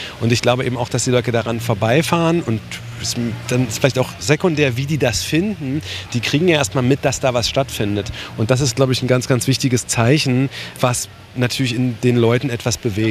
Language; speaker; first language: German; native; German